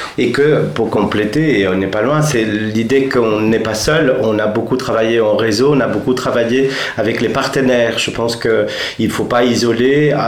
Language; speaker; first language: French; non-native, fluent; Spanish